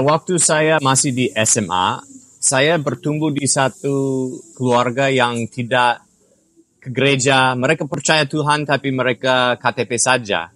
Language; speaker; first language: Indonesian; non-native, fluent; English